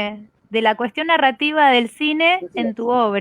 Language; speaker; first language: Spanish; native; Spanish